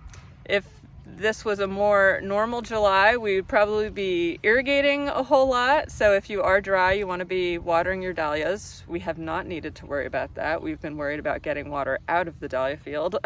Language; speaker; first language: English; native; English